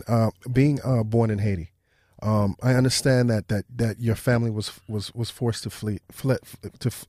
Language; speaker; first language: English; early bilingual, other home language; Haitian Creole